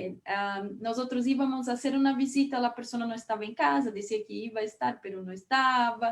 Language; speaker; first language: Spanish; non-native, fluent; Portuguese